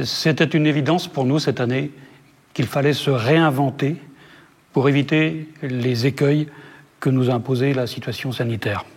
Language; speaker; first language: French; native; French